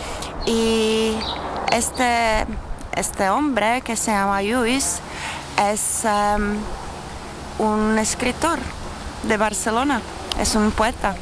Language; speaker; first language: Spanish; non-native, learner; Czech